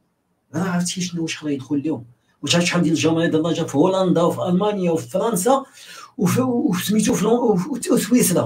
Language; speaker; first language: Arabic; native; Arabic